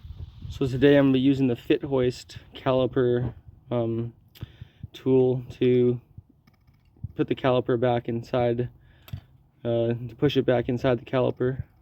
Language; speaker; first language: English; native; English